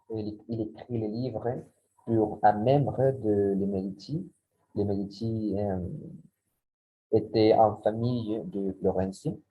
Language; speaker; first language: French; non-native, learner; Spanish